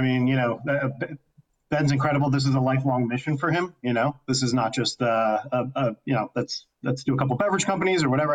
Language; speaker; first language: English; native; English